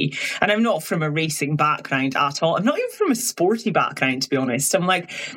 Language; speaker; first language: English; native; English